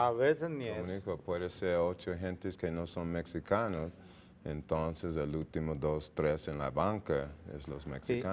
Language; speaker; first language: Spanish; non-native, learner; English